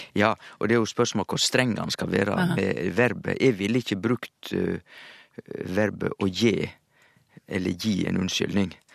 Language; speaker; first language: Norwegian; native; Norwegian